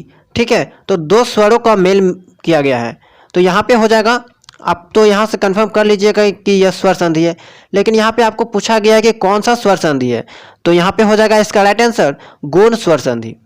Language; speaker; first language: Hindi; native; Hindi